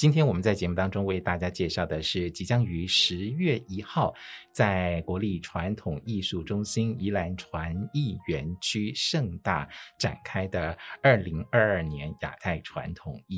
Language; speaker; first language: Chinese; native; Chinese